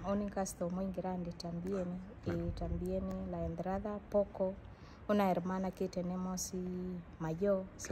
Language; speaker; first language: Spanish; non-native, learner; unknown